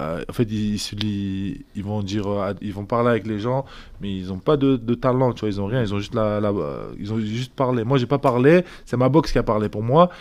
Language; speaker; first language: French; early bilingual, other home language; Azerbaijani